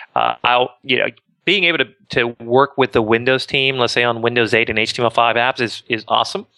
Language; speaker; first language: English; native; English